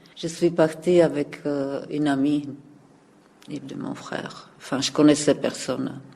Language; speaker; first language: French; non-native, fluent; Czech